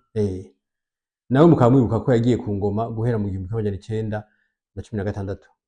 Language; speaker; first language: Rundi; native; Rundi